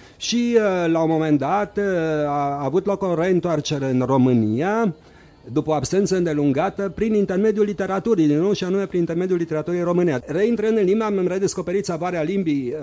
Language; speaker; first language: Romanian; non-native, local second language; German